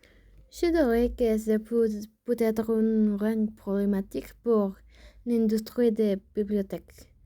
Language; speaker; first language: French; non-native, learner; Spanish